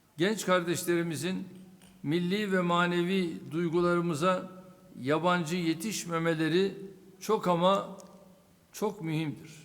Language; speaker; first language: Turkish; native; Turkish